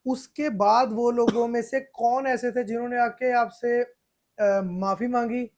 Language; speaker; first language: Hindi; non-native, local second language; Punjabi